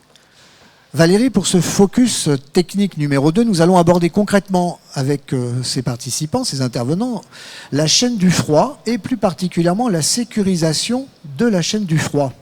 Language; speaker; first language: French; native; French